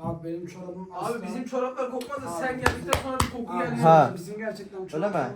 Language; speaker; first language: Turkish; native; Turkish